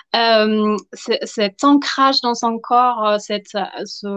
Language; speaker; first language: French; non-native, fluent; German